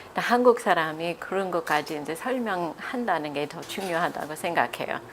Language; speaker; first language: Korean; non-native, fluent; English